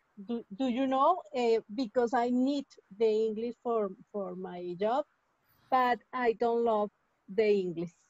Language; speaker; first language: English; non-native, learner; Spanish